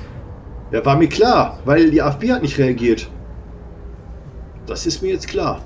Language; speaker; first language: German; native; German